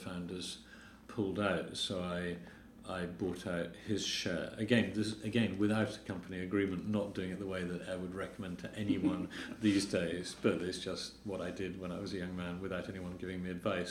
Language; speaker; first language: English; native; English